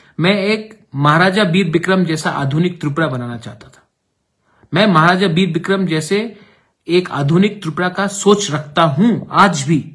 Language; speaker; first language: Hindi; non-native, local second language; Kok Borok